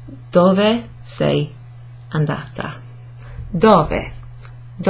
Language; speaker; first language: Italian; non-native, fluent; English